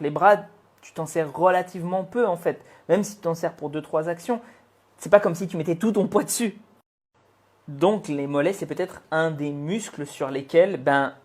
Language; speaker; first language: French; native; French